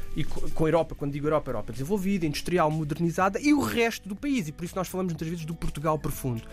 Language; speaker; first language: Portuguese; native; Portuguese